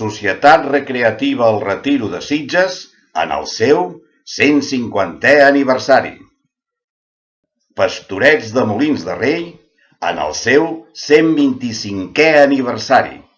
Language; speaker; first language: Catalan; native; Catalan